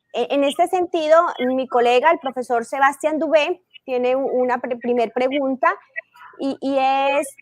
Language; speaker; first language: Spanish; native; Spanish